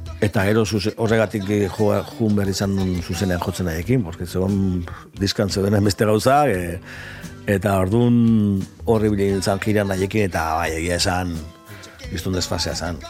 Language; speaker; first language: Basque; native; Basque